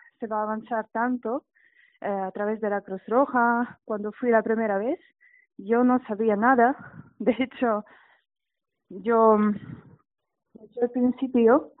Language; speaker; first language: Spanish; non-native, learner; Russian